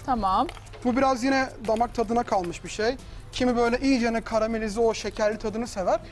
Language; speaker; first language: Turkish; native; Turkish